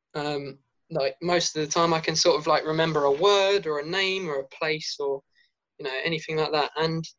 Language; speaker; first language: English; native; English